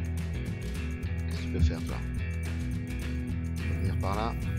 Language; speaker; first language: French; native; French